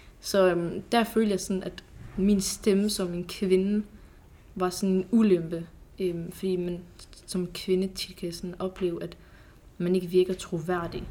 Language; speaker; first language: Danish; early bilingual, other home language; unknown